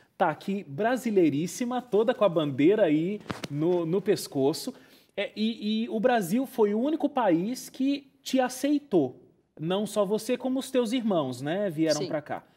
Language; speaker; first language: Portuguese; native; Portuguese